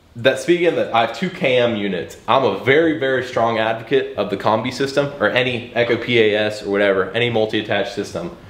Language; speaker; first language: English; native; English